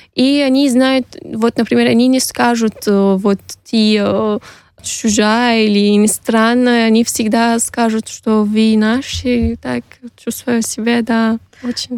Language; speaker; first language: Russian; non-native, learner; Arabic